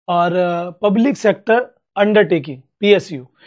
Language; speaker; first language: Hindi; native; Hindi